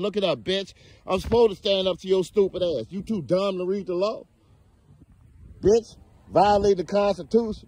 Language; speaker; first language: English; native; English